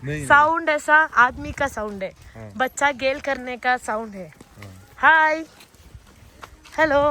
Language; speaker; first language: Hindi; non-native, learner; Malayalam